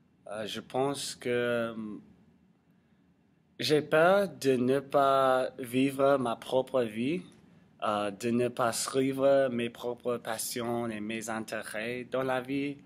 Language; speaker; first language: French; non-native, learner; English